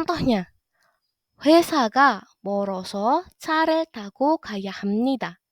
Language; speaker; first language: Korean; non-native, fluent; Indonesian